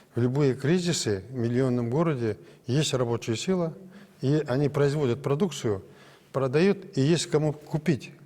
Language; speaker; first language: Russian; non-native, local second language; Kazakh